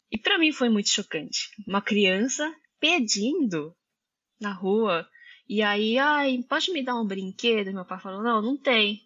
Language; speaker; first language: Portuguese; early bilingual, heritage; Japanese